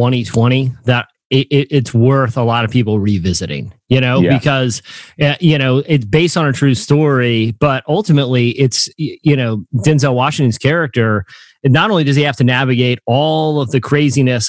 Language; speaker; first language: English; native; English